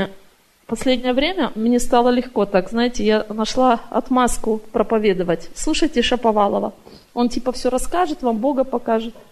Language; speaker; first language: Russian; native; Russian